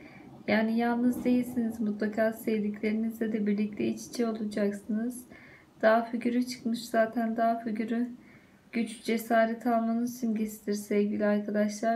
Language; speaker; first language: Turkish; native; Turkish